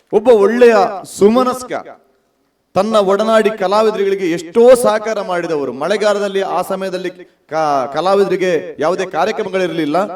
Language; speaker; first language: Kannada; non-native, local second language; Tulu